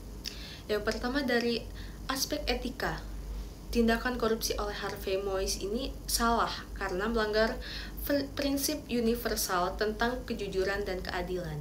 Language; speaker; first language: Indonesian; native; Indonesian